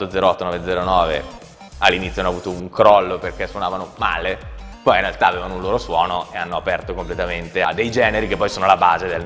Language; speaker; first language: Italian; native; Italian